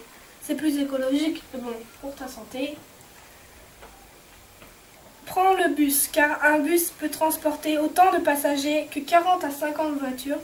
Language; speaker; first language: French; native; French